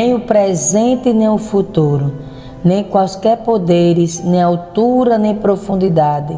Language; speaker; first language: Portuguese; native; Portuguese